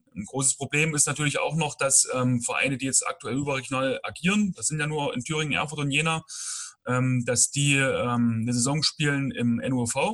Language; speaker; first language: German; native; German